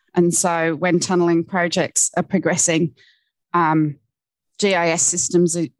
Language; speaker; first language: English; native; English